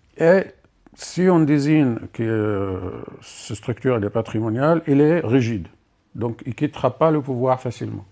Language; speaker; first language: French; non-native, fluent; Arabic